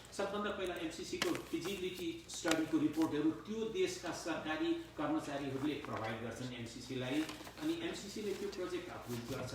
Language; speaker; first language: Nepali; native; Nepali